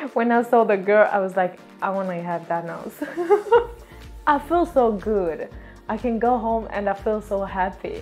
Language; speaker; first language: English; non-native, fluent; Swedish